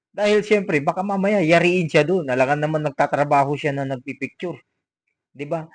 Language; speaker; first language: Filipino; native; Filipino